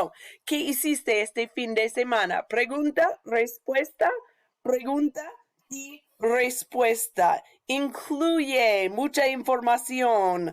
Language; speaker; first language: Spanish; non-native, fluent; English